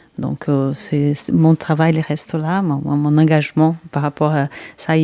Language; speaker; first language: French; non-native, fluent; Portuguese